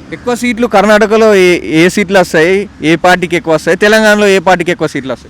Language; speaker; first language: Telugu; native; Telugu